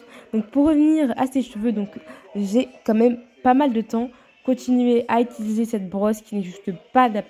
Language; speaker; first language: French; native; French